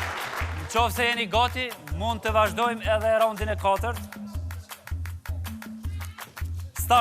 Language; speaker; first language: Albanian; native; Albanian